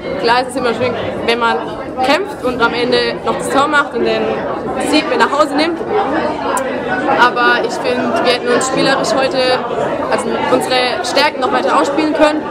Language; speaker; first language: German; native; German